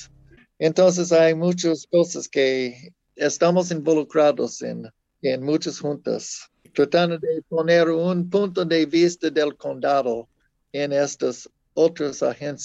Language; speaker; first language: Spanish; non-native, fluent; English